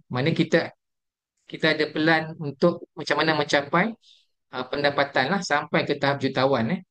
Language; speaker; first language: Malay; native; Malay